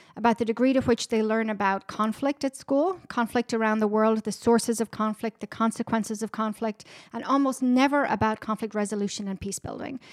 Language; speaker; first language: English; native; English